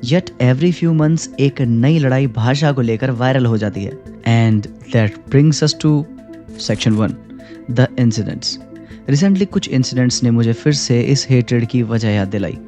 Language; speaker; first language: Hindi; native; Hindi